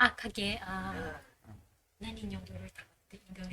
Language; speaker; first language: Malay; non-native, learner; Japanese